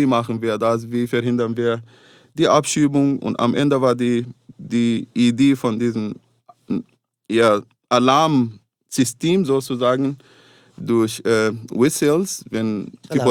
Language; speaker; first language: German; non-native, fluent; Arabic